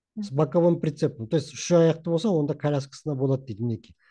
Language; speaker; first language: Russian; non-native, local second language; Kazakh